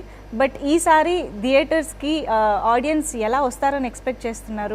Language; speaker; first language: Telugu; native; Telugu